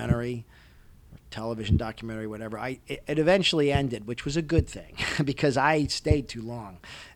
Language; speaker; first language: English; native; English